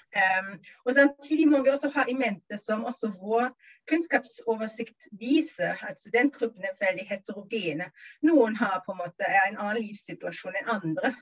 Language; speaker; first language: Norwegian; non-native, fluent; German